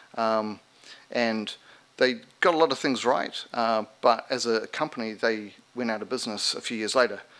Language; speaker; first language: English; native; English